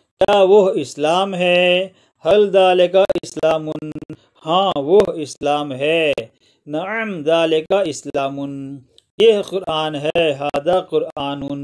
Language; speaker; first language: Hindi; non-native, local second language; Gujarati